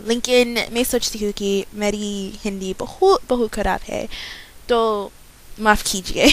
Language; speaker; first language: Hindi; non-native, learner; English